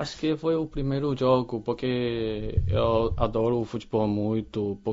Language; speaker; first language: Portuguese; non-native, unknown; Chinese